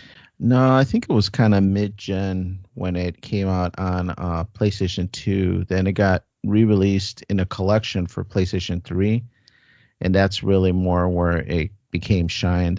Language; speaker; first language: English; native; English